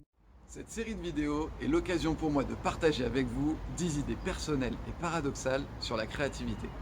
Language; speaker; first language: French; native; French